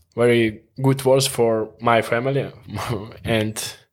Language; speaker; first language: English; non-native, learner; Russian